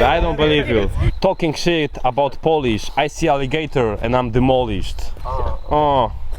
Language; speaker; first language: English; non-native, fluent; Polish